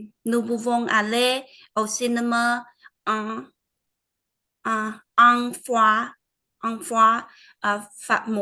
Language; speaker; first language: French; non-native, learner; Vietnamese